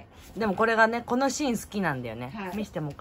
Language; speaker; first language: Japanese; native; Japanese